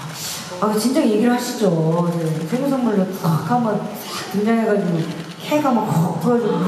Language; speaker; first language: Korean; native; Korean